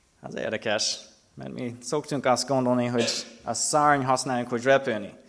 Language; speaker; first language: Hungarian; non-native, fluent; English